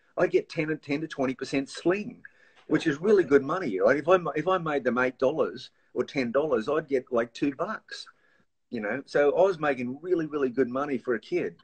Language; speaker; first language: English; native; English